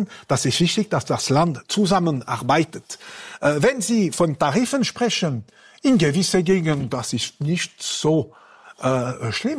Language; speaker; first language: German; non-native, local second language; French